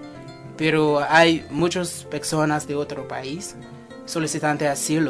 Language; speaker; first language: Spanish; non-native, fluent; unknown